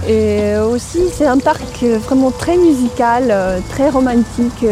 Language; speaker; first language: French; non-native, fluent; Russian